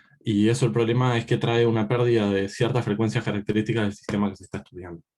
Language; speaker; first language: Spanish; native; Spanish